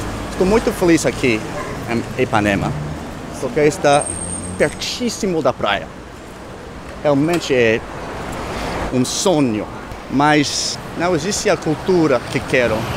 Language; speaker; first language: Portuguese; non-native, learner; English